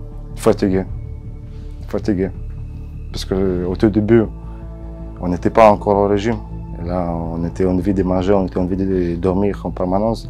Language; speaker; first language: French; non-native, learner; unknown